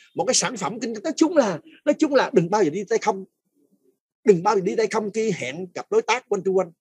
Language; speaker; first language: Vietnamese; non-native, fluent; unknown